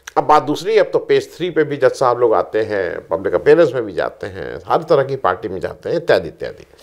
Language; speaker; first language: Hindi; native; Hindi